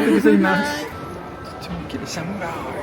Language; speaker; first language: Japanese; non-native, learner; French